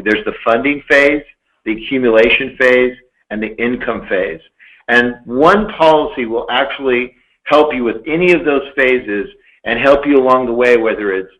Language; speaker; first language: English; native; English